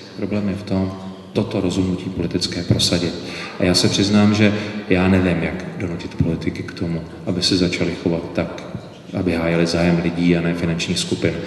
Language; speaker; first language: Czech; native; Czech